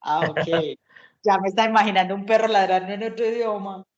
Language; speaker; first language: Portuguese; non-native, learner; Spanish